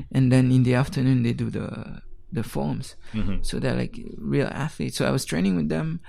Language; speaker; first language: English; non-native, fluent; French